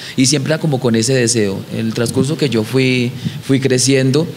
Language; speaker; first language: Spanish; native; Spanish